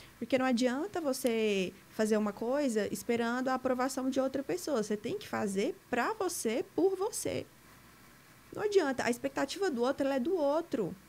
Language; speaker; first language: Portuguese; native; Portuguese